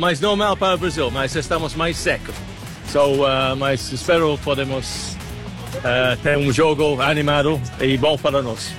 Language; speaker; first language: Portuguese; non-native, learner; English